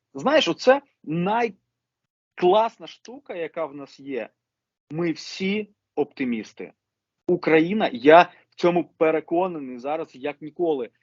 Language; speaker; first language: Ukrainian; non-native, local second language; Russian